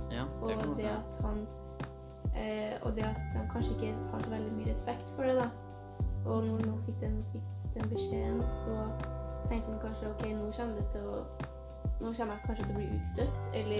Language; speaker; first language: Norwegian; native; Norwegian